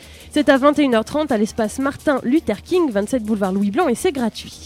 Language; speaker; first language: French; native; French